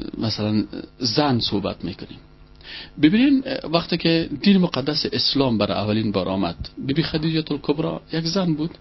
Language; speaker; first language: Persian; native; Persian